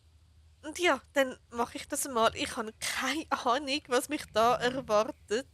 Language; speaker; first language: German; native; German